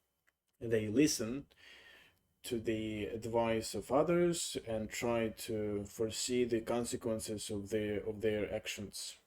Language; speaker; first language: English; non-native, fluent; Russian